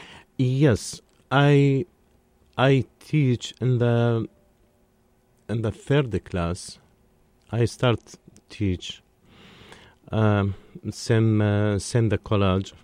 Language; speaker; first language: English; non-native, learner; Arabic